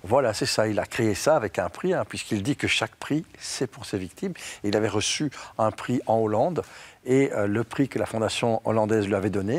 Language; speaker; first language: French; native; French